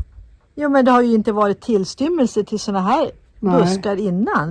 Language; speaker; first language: Swedish; native; Swedish